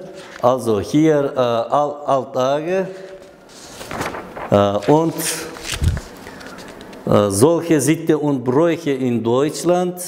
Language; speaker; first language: German; non-native, learner; Uzbek